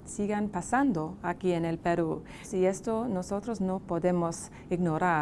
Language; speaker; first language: Spanish; non-native, fluent; English